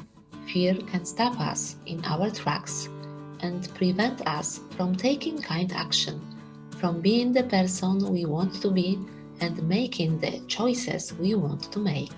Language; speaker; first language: English; non-native, fluent; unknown